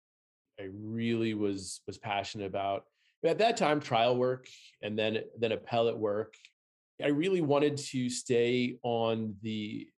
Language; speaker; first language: English; native; English